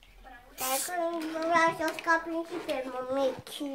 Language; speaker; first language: Romanian; early bilingual, heritage; Romanian